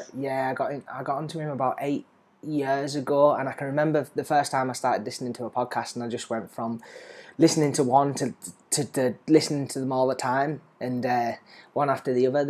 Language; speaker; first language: English; native; English